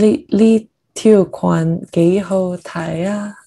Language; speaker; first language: Cantonese; non-native, learner; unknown